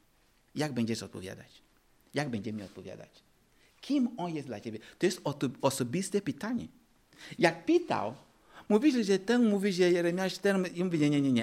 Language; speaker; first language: Polish; non-native, learner; Ukrainian